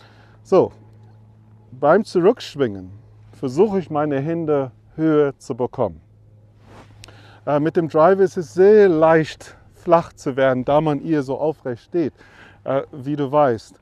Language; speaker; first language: German; non-native, fluent; English